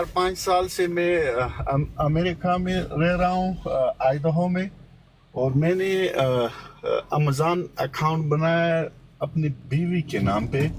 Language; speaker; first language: Hindi; non-native, local second language; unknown